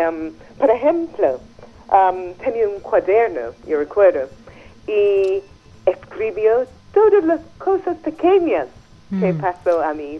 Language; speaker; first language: Spanish; non-native, fluent; English